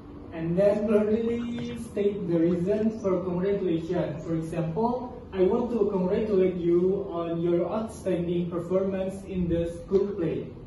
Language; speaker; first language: English; non-native, learner; Indonesian